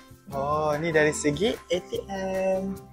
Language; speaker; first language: Malay; native; Malay